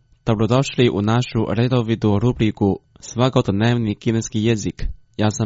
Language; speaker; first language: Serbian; non-native, fluent; Chinese